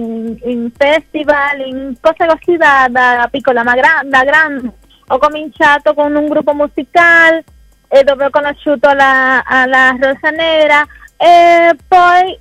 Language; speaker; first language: Italian; non-native, fluent; Spanish